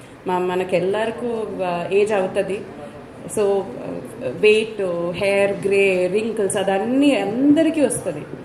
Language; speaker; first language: Telugu; non-native, fluent; Malayalam